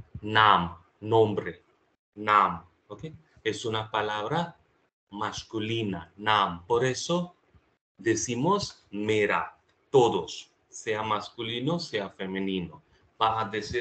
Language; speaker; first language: Spanish; non-native, fluent; Hindi